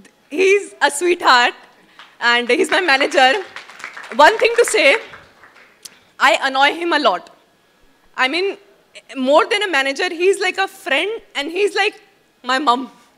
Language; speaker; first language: English; non-native, local second language; Hindi